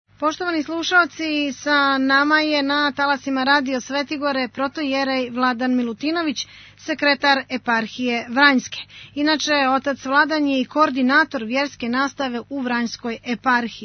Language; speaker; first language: Croatian; native; Croatian